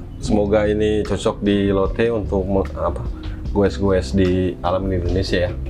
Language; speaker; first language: Indonesian; native; Indonesian